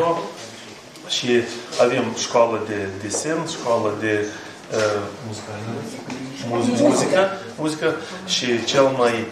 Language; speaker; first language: Romanian; non-native, learner; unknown